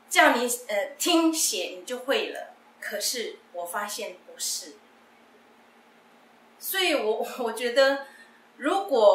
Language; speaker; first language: Chinese; non-native, local second language; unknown